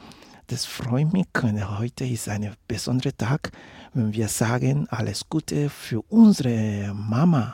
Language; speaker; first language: German; non-native, learner; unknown